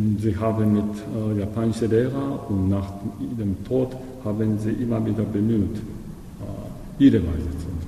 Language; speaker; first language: German; non-native, learner; Japanese